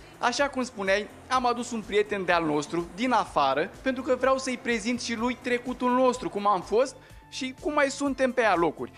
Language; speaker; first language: Romanian; native; Romanian